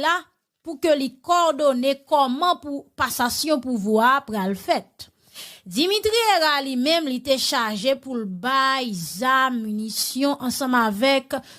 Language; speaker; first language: Haitian Creole; native; Haitian Creole